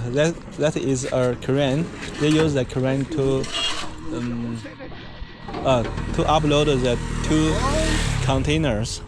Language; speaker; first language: English; non-native, fluent; Chinese